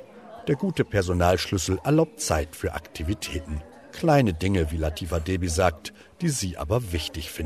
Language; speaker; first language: German; native; German